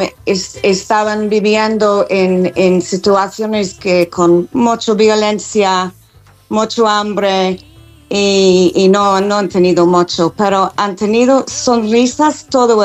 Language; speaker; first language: Spanish; non-native, fluent; English